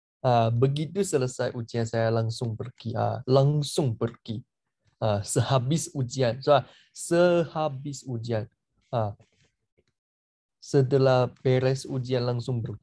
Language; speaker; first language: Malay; non-native, fluent; Chinese